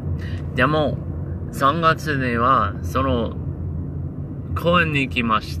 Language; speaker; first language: Japanese; non-native, learner; English